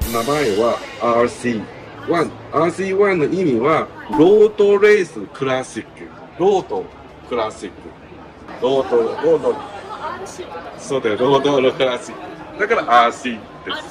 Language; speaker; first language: Japanese; non-native, learner; Chinese